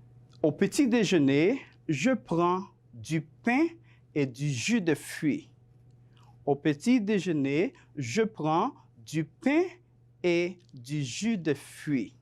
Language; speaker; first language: French; non-native, fluent; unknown